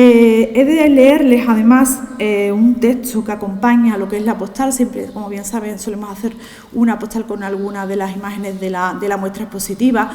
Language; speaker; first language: Spanish; native; Spanish